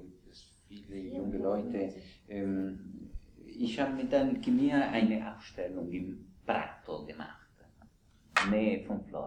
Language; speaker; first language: German; non-native, fluent; Italian